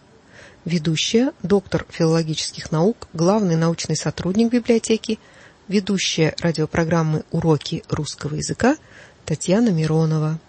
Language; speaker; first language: Russian; native; Russian